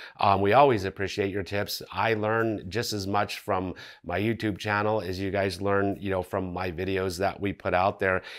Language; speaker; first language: English; native; English